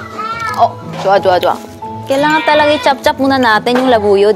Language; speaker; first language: Filipino; non-native, fluent; Korean